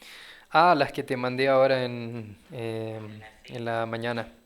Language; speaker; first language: Spanish; early bilingual, heritage; Portuguese